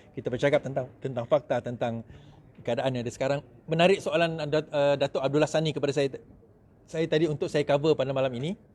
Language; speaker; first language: Malay; native; Malay